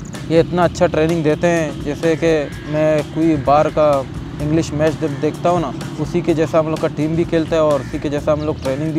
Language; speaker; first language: Hindi; non-native, local second language; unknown